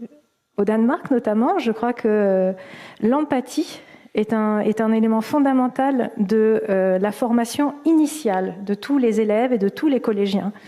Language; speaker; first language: French; native; French